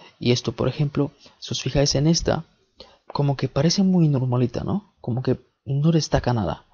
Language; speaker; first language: Spanish; early bilingual, other home language; Bulgarian